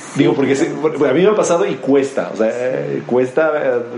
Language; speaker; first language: Spanish; native; Spanish